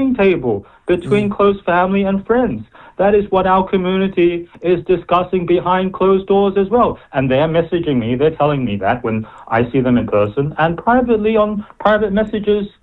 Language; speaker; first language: English; native; English